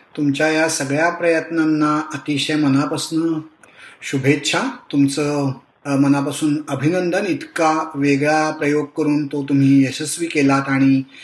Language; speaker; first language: Marathi; native; Marathi